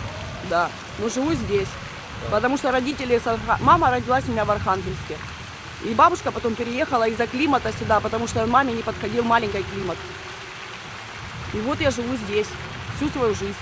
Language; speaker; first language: Russian; native; Russian